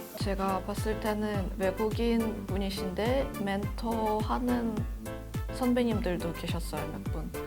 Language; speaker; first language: Korean; non-native, fluent; Russian